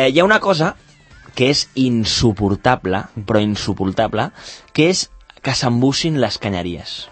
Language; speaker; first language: Catalan; native; Catalan